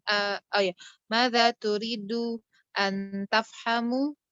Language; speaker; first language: Arabic; non-native, learner; Indonesian